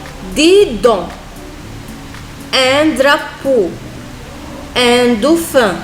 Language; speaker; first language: French; non-native, fluent; Arabic